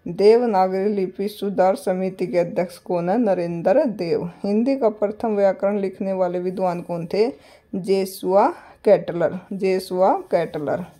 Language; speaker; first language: Hindi; native; Hindi